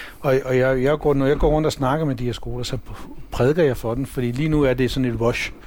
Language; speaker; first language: Danish; early bilingual, other home language; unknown